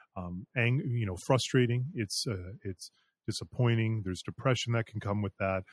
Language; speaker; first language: English; native; English